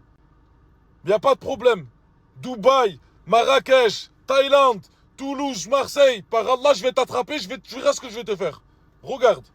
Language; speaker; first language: French; native; French